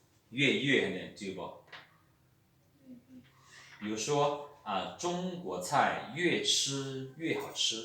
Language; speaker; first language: Chinese; non-native, fluent; Lao